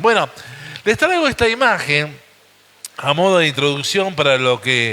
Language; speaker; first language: Spanish; native; Spanish